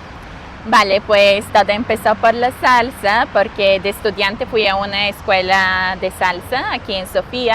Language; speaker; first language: Spanish; non-native, fluent; Bulgarian